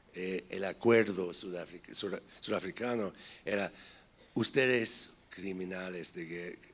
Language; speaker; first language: Spanish; non-native, fluent; English